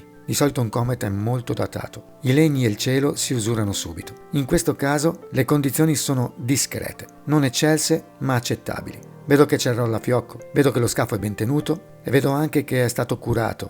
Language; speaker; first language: Italian; native; Italian